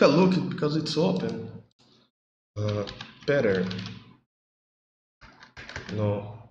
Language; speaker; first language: English; non-native, learner; Portuguese